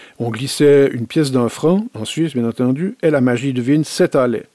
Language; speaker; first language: French; native; French